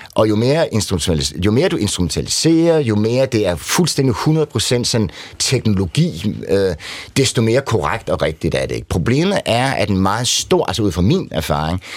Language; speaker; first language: Danish; native; Danish